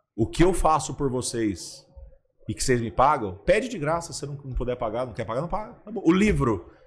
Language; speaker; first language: Portuguese; native; Portuguese